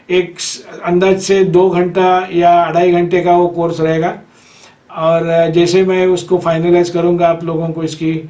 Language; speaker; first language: Hindi; non-native, local second language; Marathi